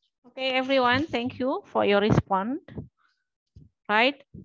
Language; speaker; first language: English; non-native, fluent; Indonesian